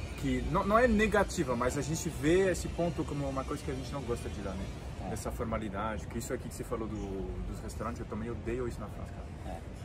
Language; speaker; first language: Portuguese; non-native, fluent; French